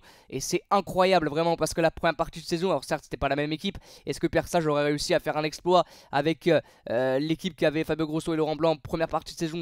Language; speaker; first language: French; native; French